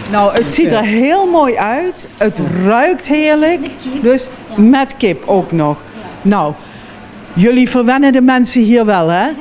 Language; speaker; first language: Dutch; native; Dutch